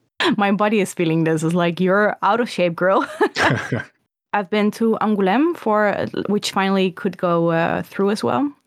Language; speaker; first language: English; early bilingual, other home language; Dutch